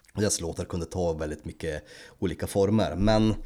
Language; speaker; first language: Swedish; native; Swedish